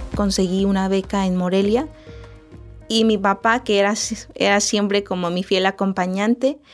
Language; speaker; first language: Spanish; non-native, local second language; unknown